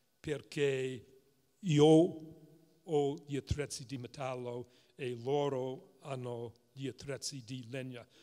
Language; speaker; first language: Italian; non-native, fluent; English